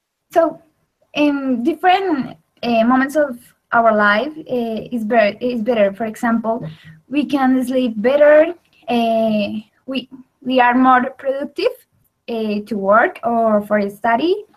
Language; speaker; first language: English; non-native, learner; Spanish